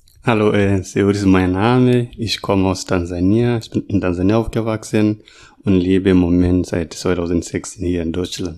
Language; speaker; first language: German; non-native, learner; Masai